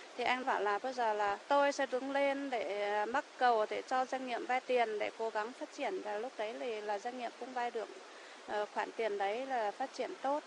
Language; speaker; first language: Vietnamese; non-native, local second language; Iu Mien